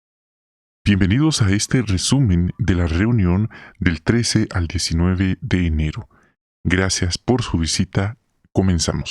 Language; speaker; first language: Spanish; native; Spanish